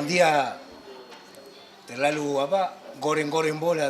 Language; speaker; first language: Indonesian; non-native, fluent; Spanish